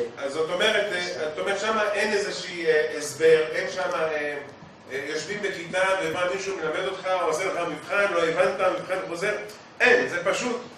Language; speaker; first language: Hebrew; native; Hebrew